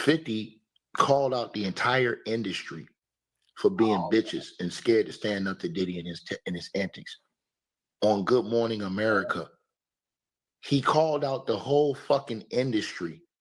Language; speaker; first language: English; native; English